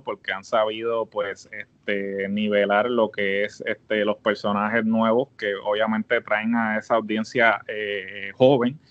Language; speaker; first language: Spanish; native; Spanish